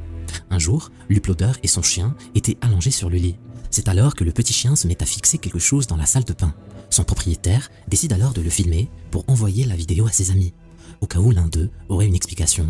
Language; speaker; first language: French; native; French